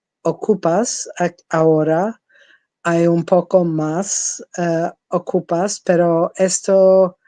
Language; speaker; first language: Spanish; non-native, fluent; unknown